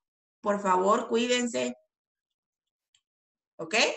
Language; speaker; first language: Spanish; native; Spanish